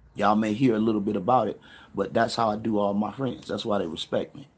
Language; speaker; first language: English; native; English